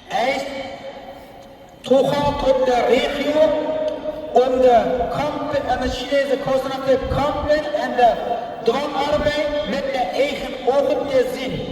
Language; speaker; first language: Dutch; non-native, learner; Uyghur